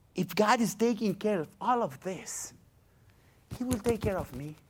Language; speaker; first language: English; non-native, fluent; Spanish